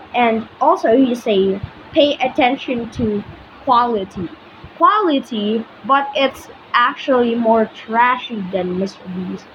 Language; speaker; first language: English; non-native, local second language; Filipino